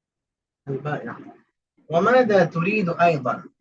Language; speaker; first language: Arabic; non-native, fluent; Bangla